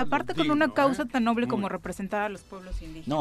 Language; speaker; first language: Spanish; native; Spanish